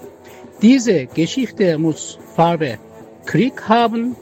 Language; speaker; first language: German; non-native, learner; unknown